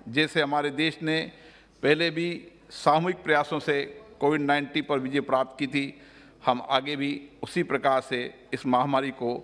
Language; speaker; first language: Hindi; native; Hindi